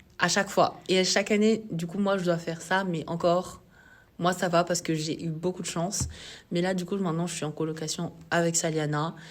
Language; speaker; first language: French; non-native, local second language; Malagasy